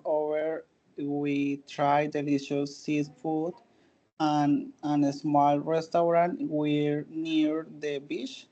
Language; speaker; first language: English; non-native, learner; Spanish